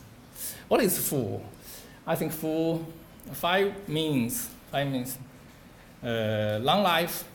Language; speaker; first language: English; non-native, learner; Chinese